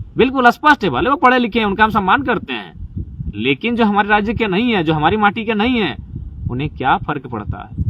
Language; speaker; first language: Hindi; non-native, local second language; Magahi